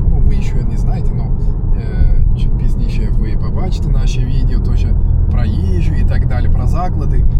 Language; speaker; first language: Ukrainian; non-native, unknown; Turkish